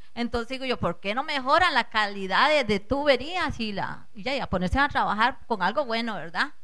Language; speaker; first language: Spanish; native; Spanish